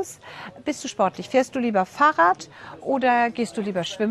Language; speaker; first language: German; native; German